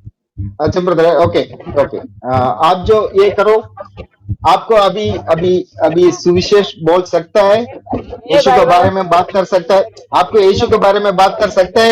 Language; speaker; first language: Hindi; non-native, local second language; Malayalam